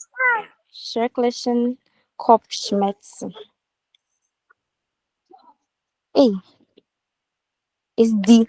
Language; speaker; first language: German; non-native, learner; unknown